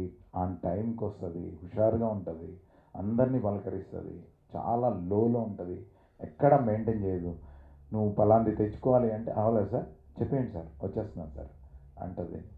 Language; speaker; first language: Telugu; native; Telugu